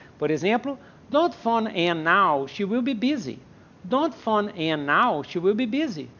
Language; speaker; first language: English; non-native, fluent; Portuguese